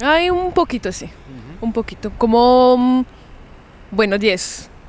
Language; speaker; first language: Spanish; early bilingual, heritage; French